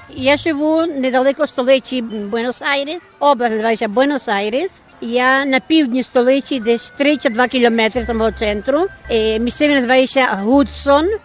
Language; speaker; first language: Ukrainian; early bilingual, heritage; Ukrainian